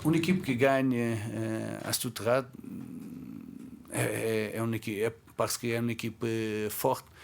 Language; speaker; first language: French; non-native, fluent; Portuguese